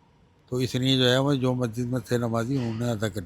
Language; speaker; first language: Hindi; native; Hindi